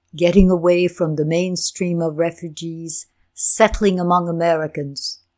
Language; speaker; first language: English; non-native, fluent; Ukrainian